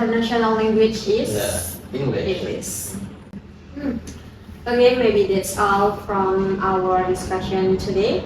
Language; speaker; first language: English; non-native, learner; Indonesian